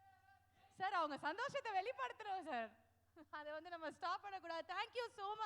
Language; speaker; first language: Tamil; native; Tamil